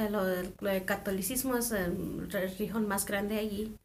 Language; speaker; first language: Spanish; non-native, fluent; English